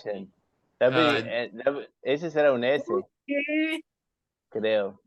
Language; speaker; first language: Spanish; non-native, fluent; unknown